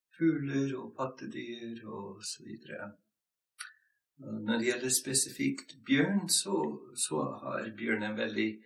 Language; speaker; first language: Norwegian; non-native, fluent; English